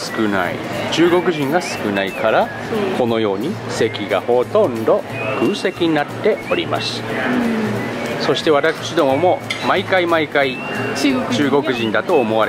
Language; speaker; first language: Japanese; native; Japanese